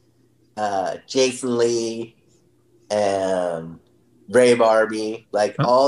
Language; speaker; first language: English; native; English